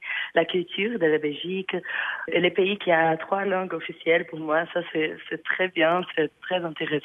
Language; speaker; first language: French; non-native, learner; Portuguese